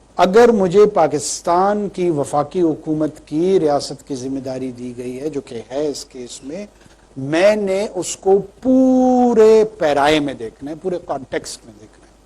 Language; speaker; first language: Urdu; non-native, local second language; Pashto